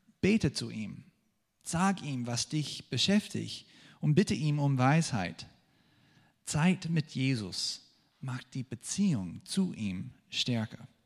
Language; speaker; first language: German; non-native, fluent; English